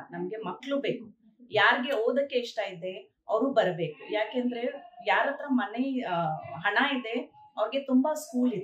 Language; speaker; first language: Kannada; non-native, local second language; Urdu